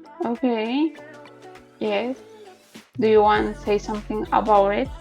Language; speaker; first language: English; non-native, learner; Spanish